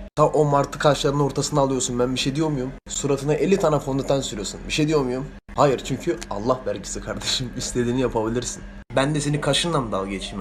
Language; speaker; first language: Turkish; native; Turkish